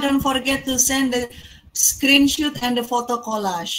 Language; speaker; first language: English; non-native, fluent; Indonesian